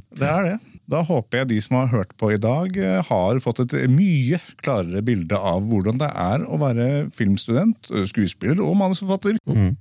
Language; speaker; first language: Norwegian; native; Norwegian